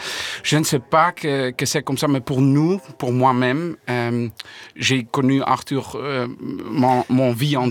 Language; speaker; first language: French; non-native, learner; Dutch